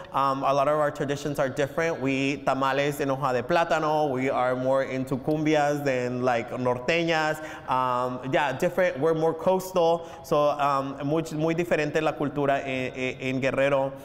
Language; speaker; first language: English; early bilingual, other home language; Spanish